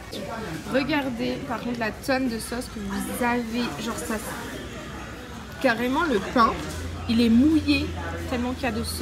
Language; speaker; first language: French; native; French